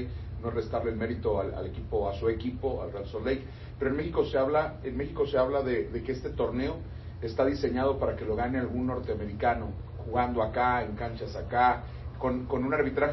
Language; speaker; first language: Spanish; native; Spanish